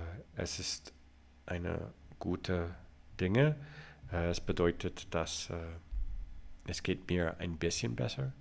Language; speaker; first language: German; non-native, learner; English